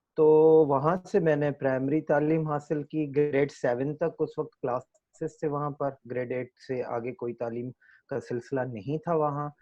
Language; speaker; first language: Urdu; non-native, local second language; Sindhi